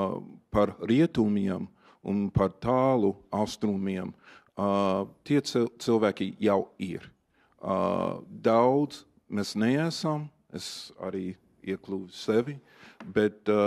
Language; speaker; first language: Latvian; non-native, fluent; English